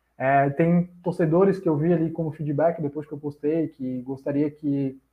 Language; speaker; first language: Portuguese; native; Portuguese